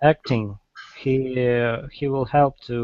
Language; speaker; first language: English; non-native, fluent; Russian